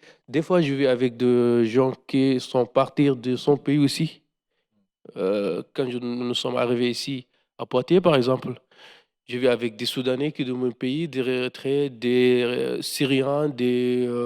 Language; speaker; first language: French; non-native, learner; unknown